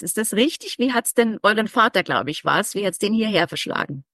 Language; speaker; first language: German; native; German